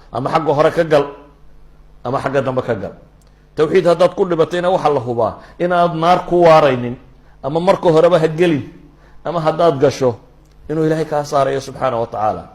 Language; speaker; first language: Somali; native; Somali